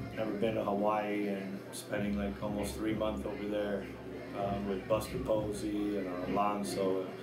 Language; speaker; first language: English; native; English